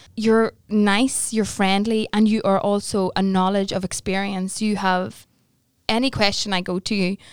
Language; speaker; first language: English; native; English